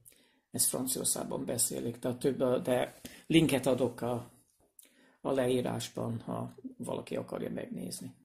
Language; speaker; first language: Hungarian; non-native, fluent; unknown